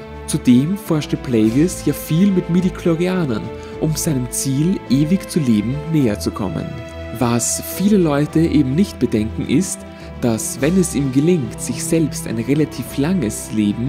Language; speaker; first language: German; native; German